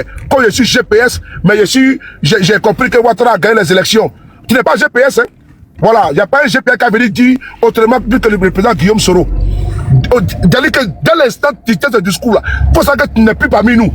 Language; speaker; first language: French; native; French